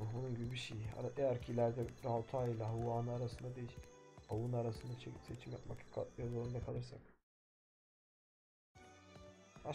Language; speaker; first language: Turkish; native; Turkish